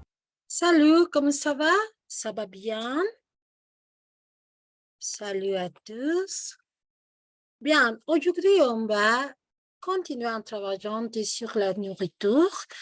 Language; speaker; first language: French; non-native, fluent; Spanish